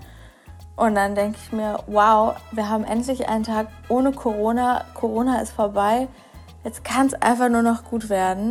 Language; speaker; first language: German; native; German